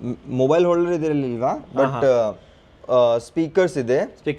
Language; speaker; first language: Kannada; non-native, local second language; Hindi